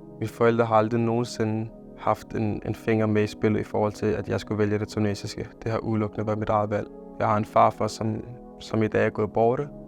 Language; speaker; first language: Danish; early bilingual, other home language; Arabic